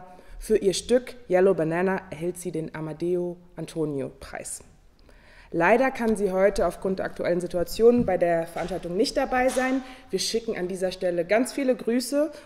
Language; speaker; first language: German; native; German